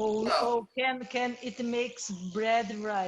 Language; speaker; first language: English; non-native, learner; Portuguese